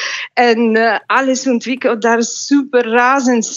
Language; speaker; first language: Dutch; non-native, fluent; Bulgarian